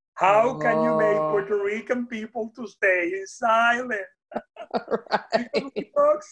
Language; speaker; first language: English; non-native, fluent; Spanish